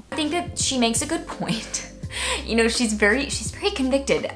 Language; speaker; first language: English; native; English